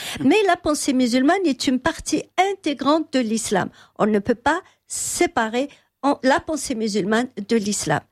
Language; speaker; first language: French; non-native, local second language; Arabic